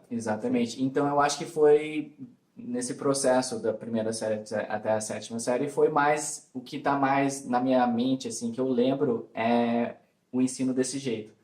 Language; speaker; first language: Portuguese; early bilingual, heritage; Portuguese